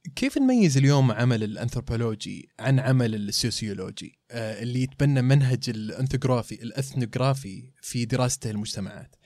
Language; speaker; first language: Arabic; native; Arabic